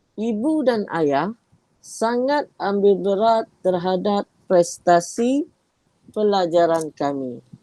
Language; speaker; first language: Malay; native; Malay